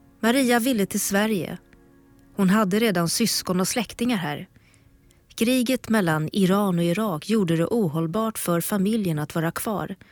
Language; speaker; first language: Swedish; native; Swedish